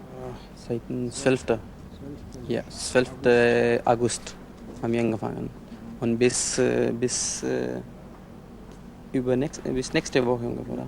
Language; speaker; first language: German; non-native, learner; Urdu